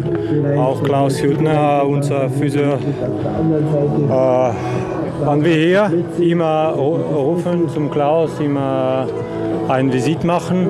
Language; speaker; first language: German; non-native, learner; Russian